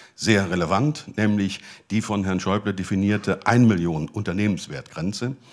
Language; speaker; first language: German; native; German